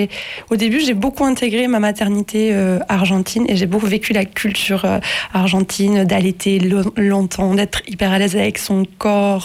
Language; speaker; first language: French; native; French